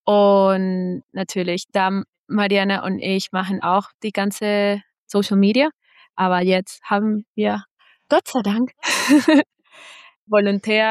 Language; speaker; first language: German; non-native, fluent; Spanish